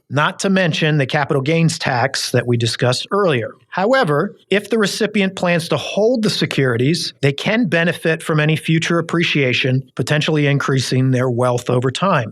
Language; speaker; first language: English; native; English